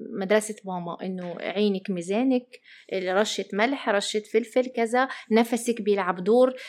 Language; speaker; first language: Arabic; early bilingual, heritage; Arabic